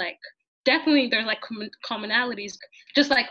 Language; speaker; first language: English; non-native, local second language; Yoruba